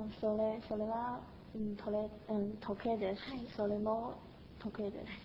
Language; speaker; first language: Japanese; non-native, learner; Chinese